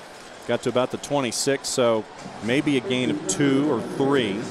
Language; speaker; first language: English; native; English